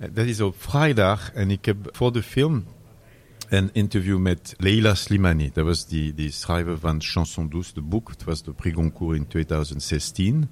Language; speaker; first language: Dutch; non-native, learner; French